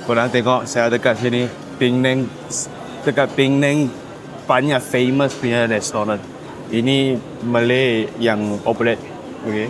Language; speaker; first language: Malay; non-native, local second language; Chinese